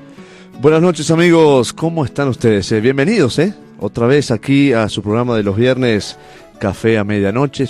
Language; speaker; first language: Spanish; native; Spanish